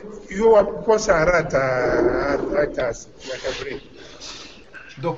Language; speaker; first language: Romanian; non-native, learner; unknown